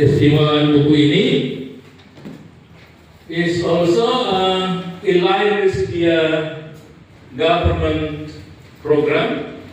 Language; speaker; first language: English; non-native, fluent; Indonesian